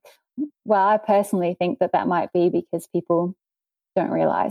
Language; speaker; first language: English; native; English